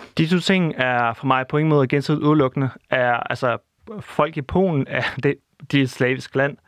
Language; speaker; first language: Danish; non-native, fluent; Russian